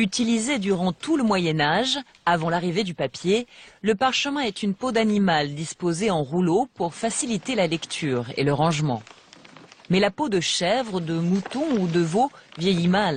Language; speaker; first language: French; native; French